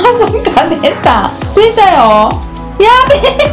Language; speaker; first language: Japanese; native; Japanese